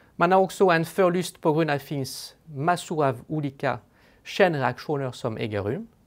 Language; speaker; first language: Swedish; non-native, fluent; French